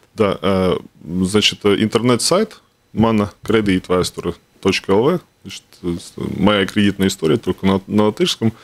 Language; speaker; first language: Russian; non-native, local second language; Latvian